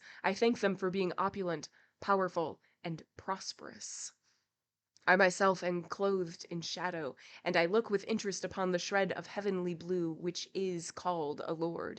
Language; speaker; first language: English; native; English